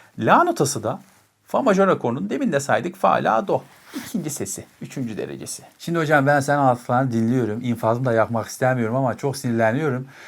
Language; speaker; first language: Turkish; native; Turkish